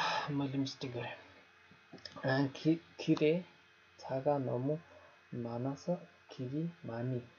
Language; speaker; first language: Korean; non-native, learner; Nepali